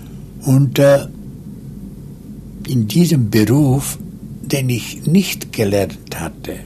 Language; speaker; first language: German; non-native, local second language; Romansh